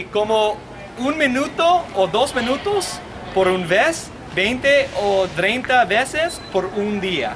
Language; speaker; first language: Spanish; non-native, learner; English